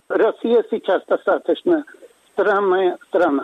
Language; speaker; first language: Russian; non-native, fluent; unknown